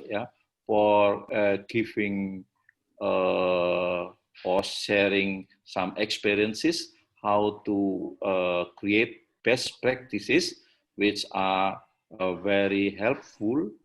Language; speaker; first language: English; non-native, learner; Indonesian